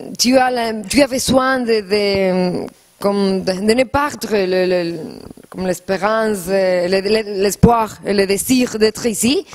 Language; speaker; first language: French; non-native, learner; Spanish